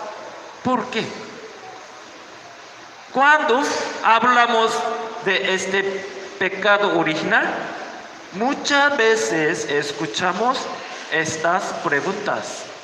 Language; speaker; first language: Spanish; non-native, learner; Korean